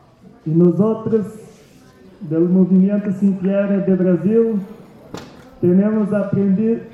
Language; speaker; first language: Spanish; non-native, fluent; Portuguese